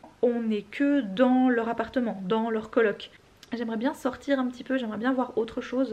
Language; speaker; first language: French; native; French